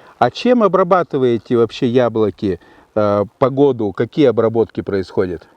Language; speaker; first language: Russian; native; Russian